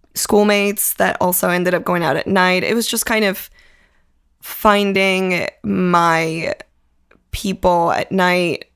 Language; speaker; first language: English; early bilingual, other home language; Spanish